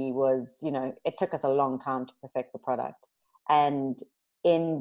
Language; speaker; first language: English; native; English